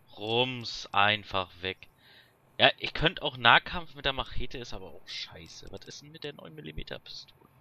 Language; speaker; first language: German; native; German